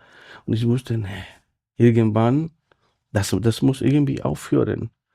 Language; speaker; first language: German; non-native, fluent; Spanish